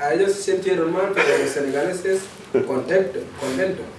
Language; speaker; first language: Spanish; non-native, local second language; Wolof